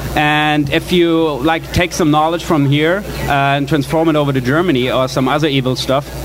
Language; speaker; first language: English; non-native, fluent; German